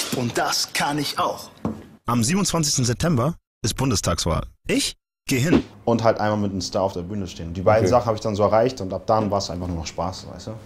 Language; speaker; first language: German; early bilingual, other home language; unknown